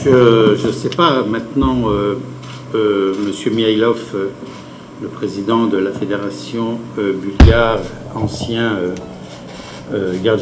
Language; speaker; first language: French; native; French